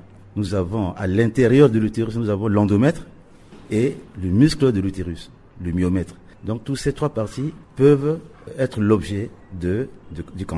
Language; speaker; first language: French; non-native, local second language; Sango